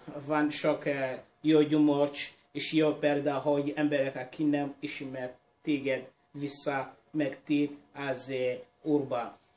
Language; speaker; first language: Hungarian; non-native, learner; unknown